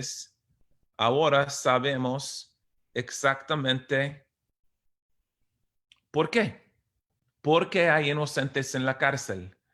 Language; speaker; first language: Spanish; non-native, fluent; English